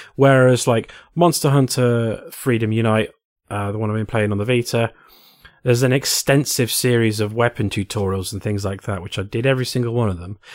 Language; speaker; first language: English; native; English